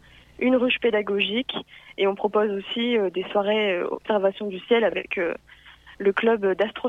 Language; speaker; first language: French; native; French